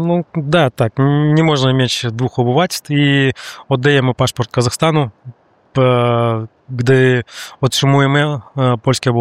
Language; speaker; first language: Polish; non-native, learner; Russian